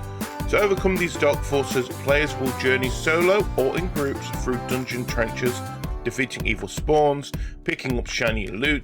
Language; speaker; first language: English; native; English